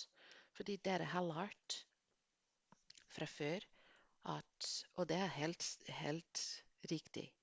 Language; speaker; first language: Norwegian; non-native, fluent; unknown